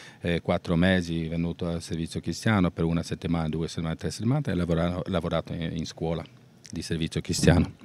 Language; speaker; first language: Italian; non-native, learner; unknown